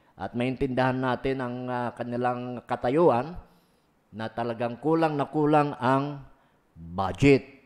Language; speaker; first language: Filipino; non-native, local second language; Pangasinan